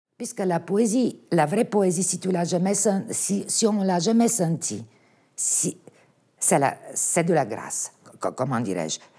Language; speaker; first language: French; non-native, fluent; Bulgarian